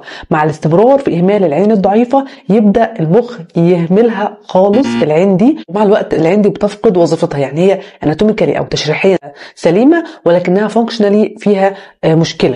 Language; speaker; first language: Arabic; native; Arabic